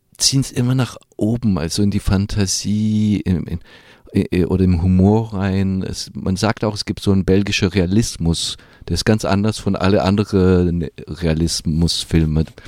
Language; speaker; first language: German; non-native, fluent; French